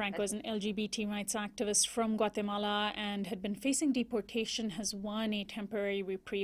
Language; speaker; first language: English; native; English